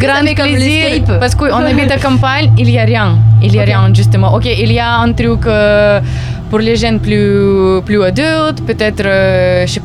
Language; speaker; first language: French; non-native, learner; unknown